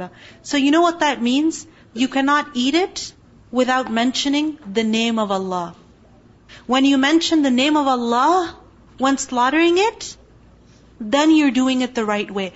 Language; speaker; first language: English; non-native, local second language; Urdu